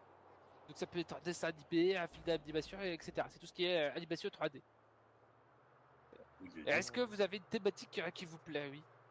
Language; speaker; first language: French; native; French